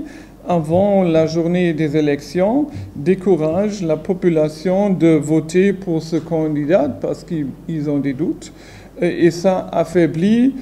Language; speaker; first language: French; non-native, fluent; German